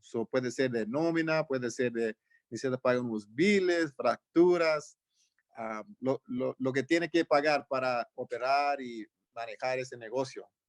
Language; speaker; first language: Spanish; early bilingual, heritage; Spanish